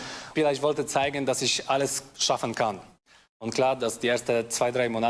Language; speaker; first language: German; non-native, fluent; Polish